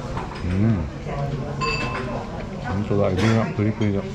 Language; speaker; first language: Japanese; native; Japanese